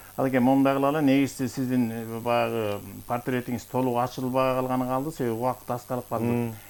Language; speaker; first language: Kyrgyz; native; Kyrgyz